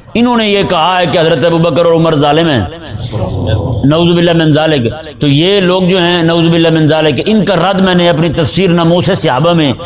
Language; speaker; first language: Urdu; non-native, local second language; Punjabi